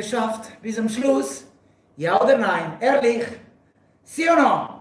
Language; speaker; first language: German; non-native, fluent; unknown